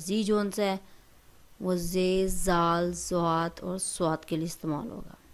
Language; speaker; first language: Urdu; native; Urdu